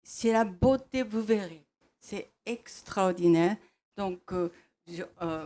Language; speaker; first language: French; non-native, fluent; Japanese